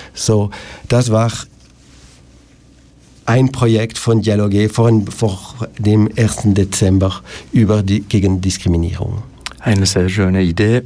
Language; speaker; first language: German; non-native, local second language; French